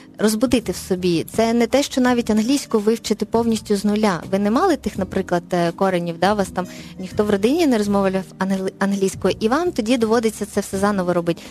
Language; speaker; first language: Ukrainian; non-native, local second language; Russian